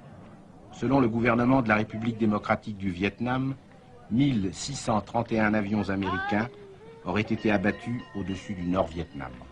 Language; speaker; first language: French; native; French